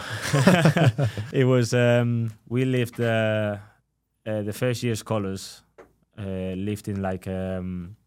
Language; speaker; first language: English; non-native, fluent; Spanish